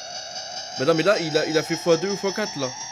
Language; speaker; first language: French; native; French